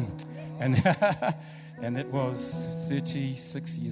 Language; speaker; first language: English; native; English